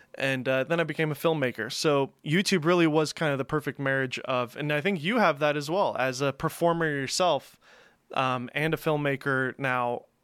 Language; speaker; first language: English; native; English